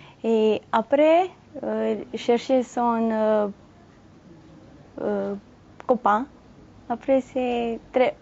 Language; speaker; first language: French; non-native, learner; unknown